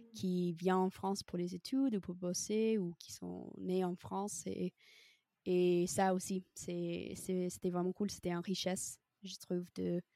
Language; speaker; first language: French; non-native, fluent; English